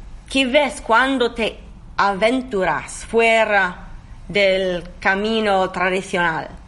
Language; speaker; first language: Spanish; non-native, learner; English